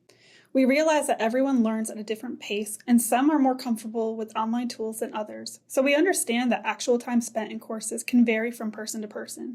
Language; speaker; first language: English; native; English